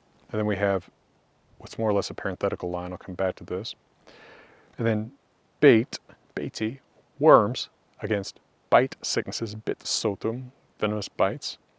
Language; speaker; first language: English; native; English